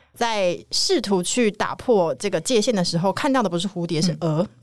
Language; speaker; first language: Chinese; native; Chinese